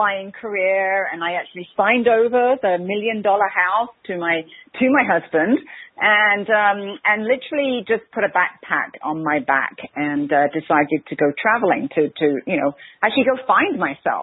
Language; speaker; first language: English; native; English